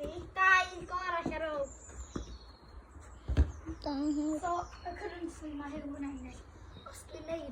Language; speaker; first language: Welsh; native; Welsh